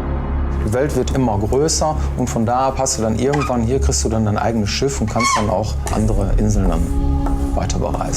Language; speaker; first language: German; native; German